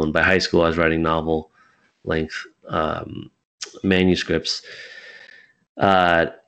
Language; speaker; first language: English; native; English